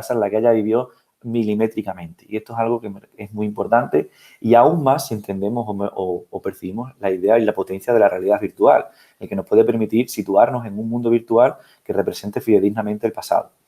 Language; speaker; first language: Spanish; native; Spanish